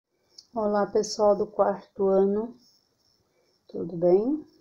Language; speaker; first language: Portuguese; native; Portuguese